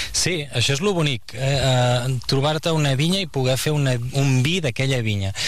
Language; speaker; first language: Catalan; native; Catalan